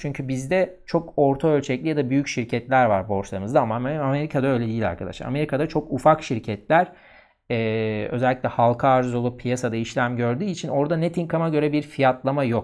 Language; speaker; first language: Turkish; native; Turkish